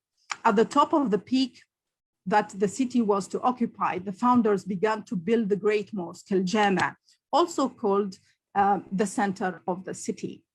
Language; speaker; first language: English; non-native, local second language; Arabic